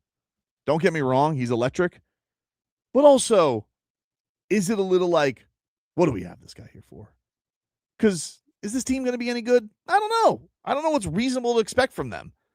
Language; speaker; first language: English; native; English